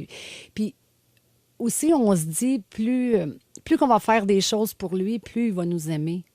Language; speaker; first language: French; native; French